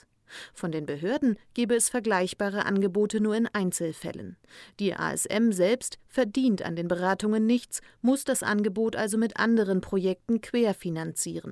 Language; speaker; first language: German; native; German